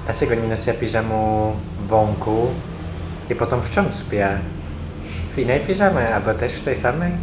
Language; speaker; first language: Polish; non-native, learner; Slovak